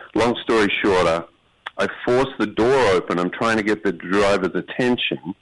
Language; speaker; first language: English; native; English